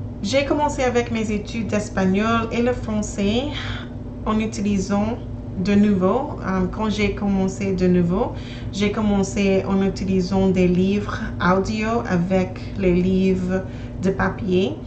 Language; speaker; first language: French; non-native, learner; English